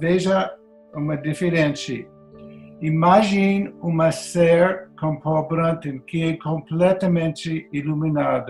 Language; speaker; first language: Portuguese; non-native, learner; English